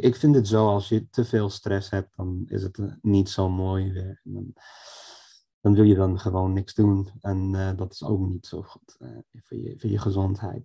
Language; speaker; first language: Dutch; non-native, fluent; English